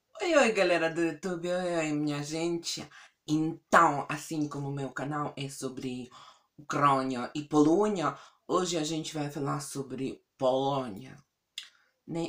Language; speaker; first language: Portuguese; non-native, fluent; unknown